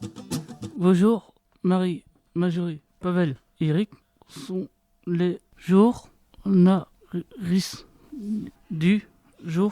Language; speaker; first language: French; non-native, learner; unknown